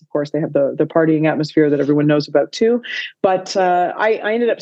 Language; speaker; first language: English; native; English